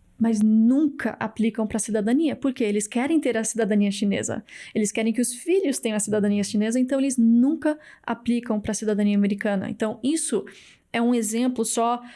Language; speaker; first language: Portuguese; native; Portuguese